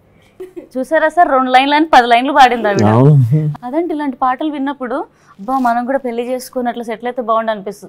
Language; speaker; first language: Telugu; native; Telugu